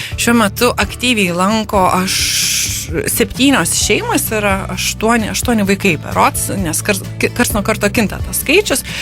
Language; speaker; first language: Lithuanian; native; Lithuanian